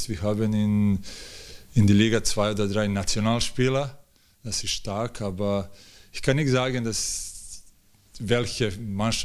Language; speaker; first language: German; non-native, learner; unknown